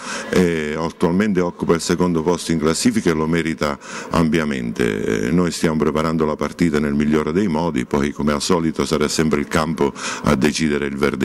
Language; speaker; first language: Italian; native; Italian